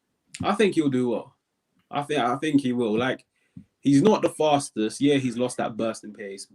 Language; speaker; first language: English; native; English